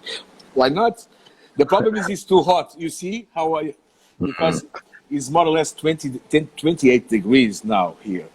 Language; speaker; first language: English; non-native, learner; Portuguese